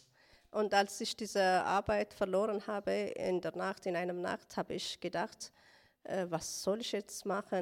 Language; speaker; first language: German; non-native, learner; Tigrinya